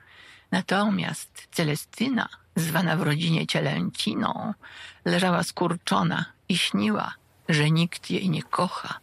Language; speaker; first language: Polish; native; Polish